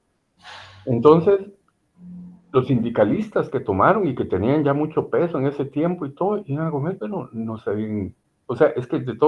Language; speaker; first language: Spanish; native; Spanish